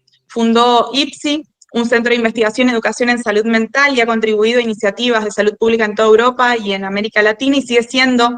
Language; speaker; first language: Spanish; native; Spanish